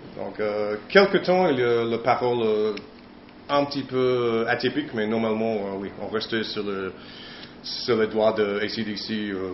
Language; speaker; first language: French; non-native, learner; English